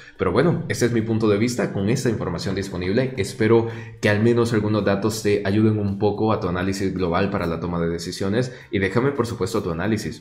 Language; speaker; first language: Spanish; native; Spanish